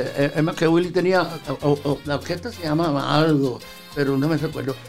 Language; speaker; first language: Spanish; early bilingual, heritage; Spanish